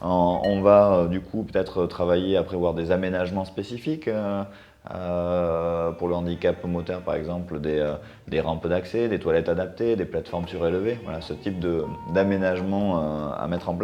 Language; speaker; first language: French; native; French